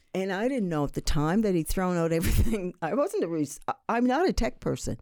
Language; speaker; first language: English; native; English